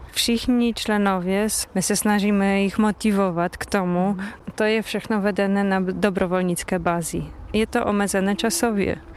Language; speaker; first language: Czech; non-native, fluent; Polish